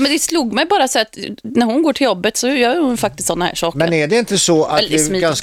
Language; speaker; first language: Swedish; native; Swedish